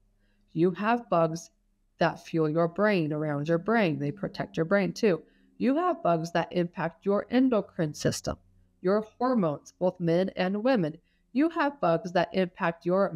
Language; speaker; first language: English; native; English